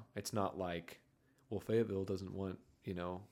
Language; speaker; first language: English; native; English